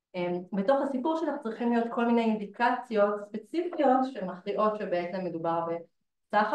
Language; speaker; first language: Hebrew; native; Hebrew